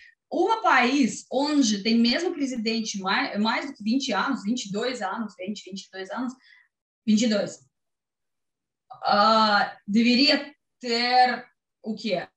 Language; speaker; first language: Portuguese; non-native, learner; Russian